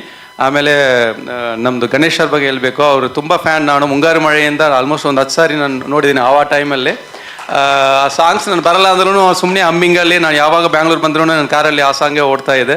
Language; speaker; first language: Kannada; non-native, learner; Tamil